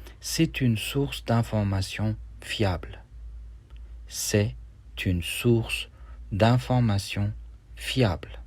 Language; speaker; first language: French; non-native, fluent; Turkish